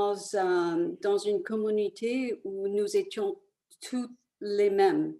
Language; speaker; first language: French; early bilingual, other home language; Italian